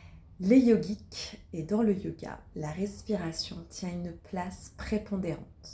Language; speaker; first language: French; native; French